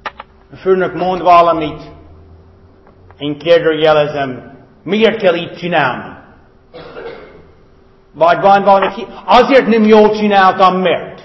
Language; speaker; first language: Hungarian; non-native, fluent; English